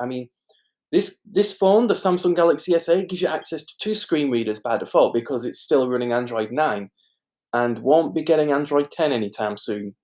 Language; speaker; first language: English; native; English